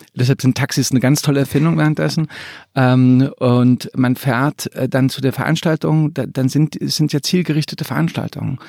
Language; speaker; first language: German; early bilingual, other home language; Croatian